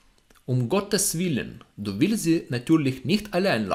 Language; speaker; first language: German; non-native, fluent; Russian